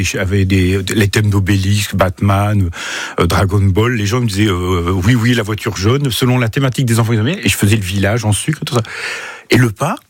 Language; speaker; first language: French; native; French